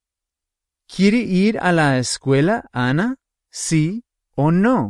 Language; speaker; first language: Spanish; non-native, fluent; English